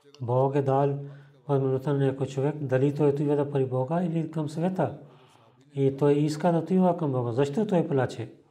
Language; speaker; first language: Bulgarian; non-native, learner; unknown